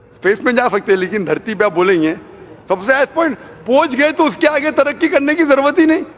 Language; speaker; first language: Hindi; non-native, local second language; Konkani